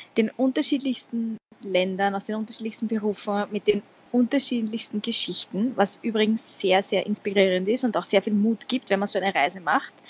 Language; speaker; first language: German; native; German